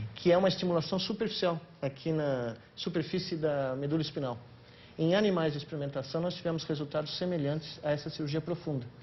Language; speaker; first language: Portuguese; native; Portuguese